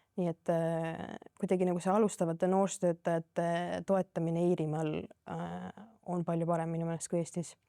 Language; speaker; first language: Estonian; native; Estonian